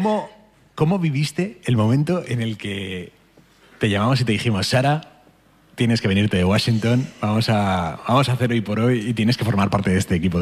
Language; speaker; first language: Spanish; native; Spanish